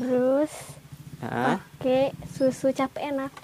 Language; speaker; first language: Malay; non-native, local second language; Sundanese